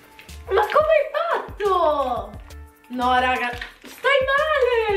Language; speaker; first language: Italian; native; Italian